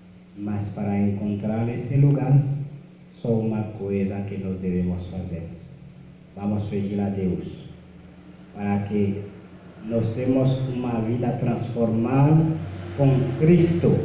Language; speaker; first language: Portuguese; non-native, learner; Haitian Creole